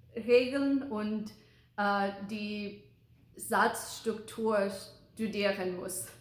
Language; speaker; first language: German; non-native, learner; English